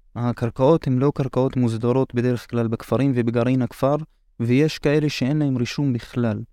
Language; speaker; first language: Hebrew; non-native, local second language; Arabic